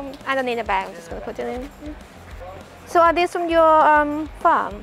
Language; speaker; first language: English; non-native, fluent; Thai